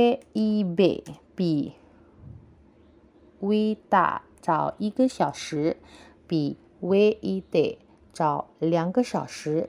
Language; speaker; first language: Chinese; non-native, local second language; Indonesian